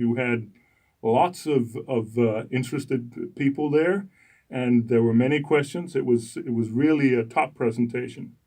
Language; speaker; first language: English; non-native, fluent; Danish